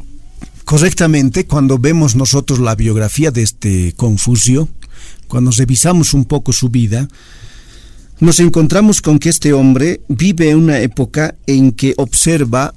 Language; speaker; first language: Spanish; native; Spanish